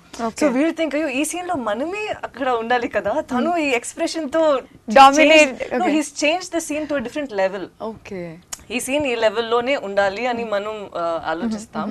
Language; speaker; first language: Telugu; non-native, learner; Tamil